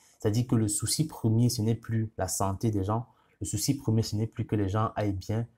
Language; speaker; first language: French; non-native, local second language; Ghomala